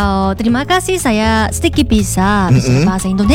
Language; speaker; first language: Indonesian; non-native, learner; Korean